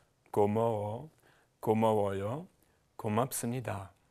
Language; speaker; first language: Korean; non-native, learner; German